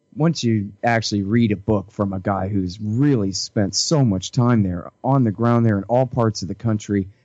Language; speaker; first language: English; native; English